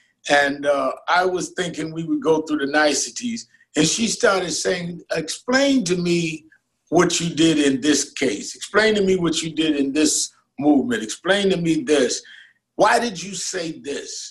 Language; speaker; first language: English; native; English